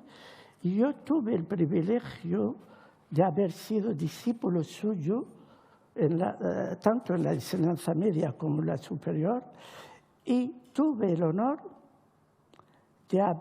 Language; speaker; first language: Spanish; non-native, fluent; Arabic